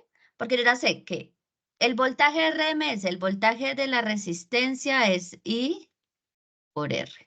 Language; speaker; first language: Spanish; native; Spanish